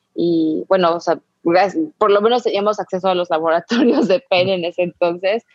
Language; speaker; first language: Spanish; native; Spanish